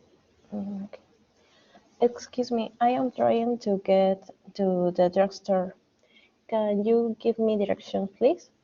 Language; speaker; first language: English; non-native, learner; Spanish